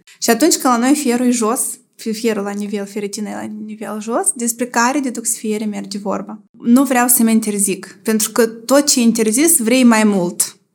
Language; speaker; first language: Romanian; native; Romanian